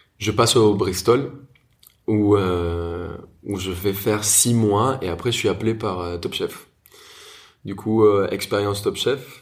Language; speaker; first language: French; non-native, fluent; Spanish